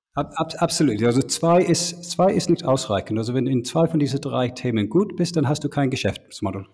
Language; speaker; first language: German; non-native, fluent; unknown